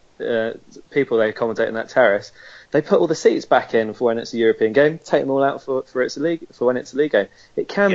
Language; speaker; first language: English; native; English